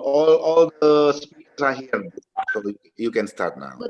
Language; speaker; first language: English; non-native, learner; Indonesian